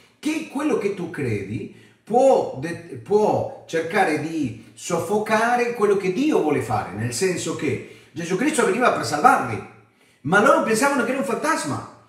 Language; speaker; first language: Italian; non-native, fluent; Spanish